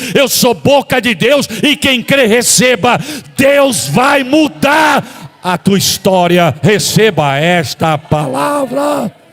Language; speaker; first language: Portuguese; native; Portuguese